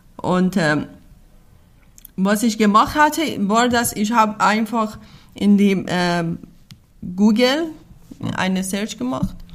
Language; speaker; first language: German; non-native, learner; Persian